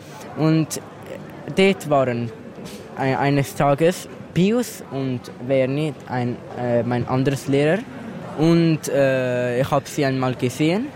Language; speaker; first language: German; non-native, local second language; Italian